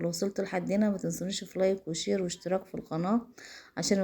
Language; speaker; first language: Arabic; native; Arabic